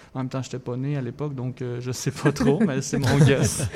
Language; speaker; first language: French; native; French